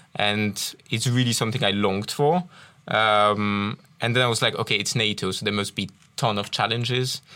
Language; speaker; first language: English; non-native, fluent; French